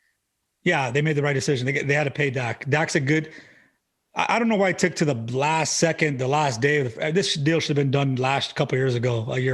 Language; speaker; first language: English; native; English